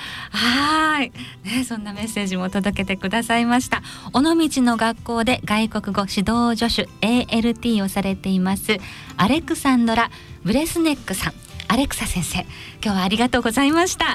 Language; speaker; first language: Japanese; native; Japanese